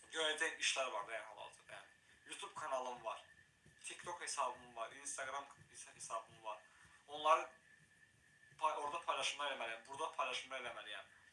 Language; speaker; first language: Azerbaijani; native; Azerbaijani